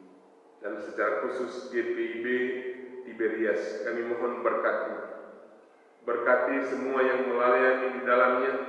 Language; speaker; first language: Indonesian; native; Indonesian